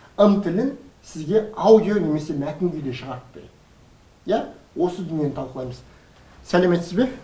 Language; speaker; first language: Kazakh; native; Kazakh